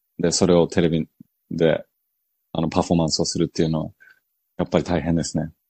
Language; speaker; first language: Japanese; early bilingual, heritage; Japanese